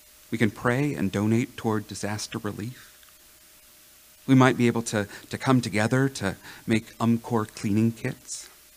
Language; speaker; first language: English; native; English